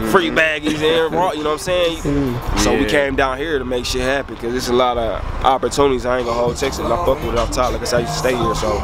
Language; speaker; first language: English; native; English